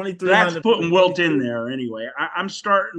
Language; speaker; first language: English; native; English